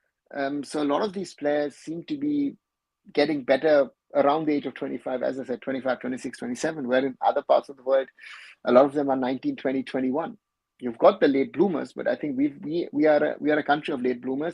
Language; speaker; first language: English; non-native, local second language; Bangla